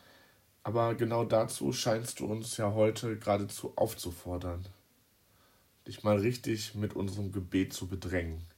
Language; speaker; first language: German; native; German